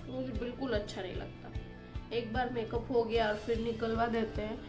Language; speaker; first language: Hindi; non-native, local second language; Gujarati